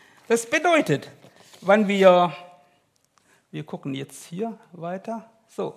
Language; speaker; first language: German; non-native, learner; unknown